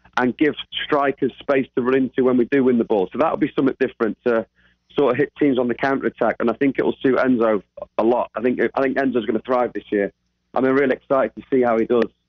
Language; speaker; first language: English; native; English